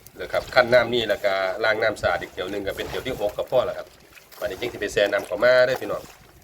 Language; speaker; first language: Thai; native; Thai